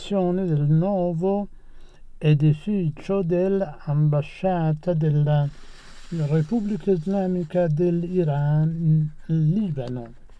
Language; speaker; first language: Italian; non-native, fluent; Persian